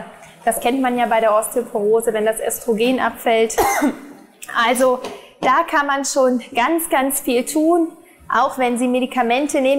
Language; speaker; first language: German; native; German